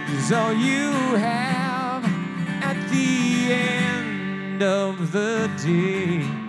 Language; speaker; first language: English; native; English